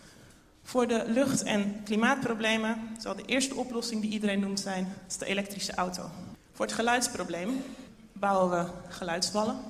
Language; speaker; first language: Dutch; native; Dutch